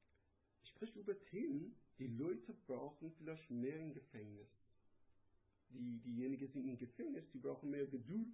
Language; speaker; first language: German; non-native, learner; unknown